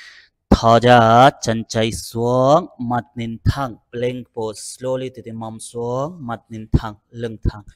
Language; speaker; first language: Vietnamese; non-native, learner; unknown